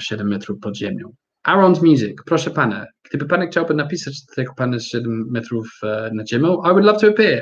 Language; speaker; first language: Polish; non-native, fluent; English